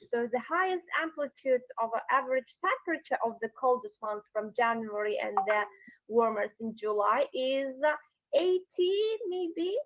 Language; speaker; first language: English; non-native, learner; Yakut